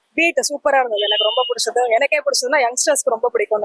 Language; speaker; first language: Tamil; native; Tamil